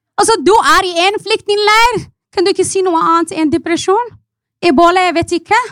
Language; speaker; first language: Norwegian; non-native, fluent; Arabic